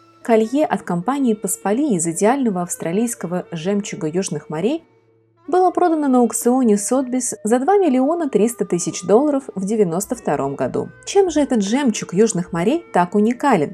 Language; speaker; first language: Russian; native; Russian